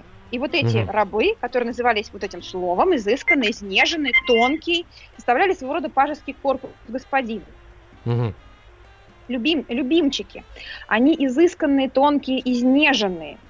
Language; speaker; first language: Russian; native; Russian